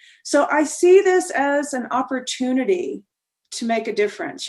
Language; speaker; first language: English; native; English